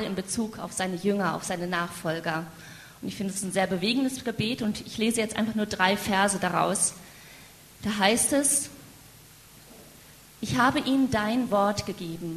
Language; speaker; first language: German; native; German